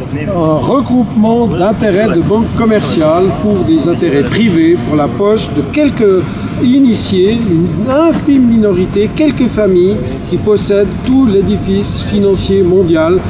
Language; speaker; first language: French; native; French